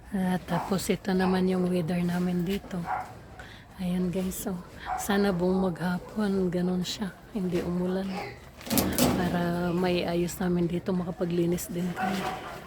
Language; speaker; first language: Filipino; native; Filipino